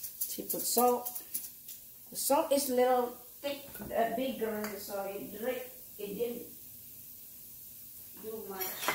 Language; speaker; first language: English; non-native, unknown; Indonesian